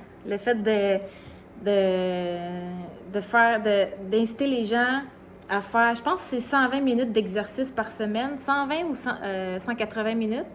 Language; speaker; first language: French; native; French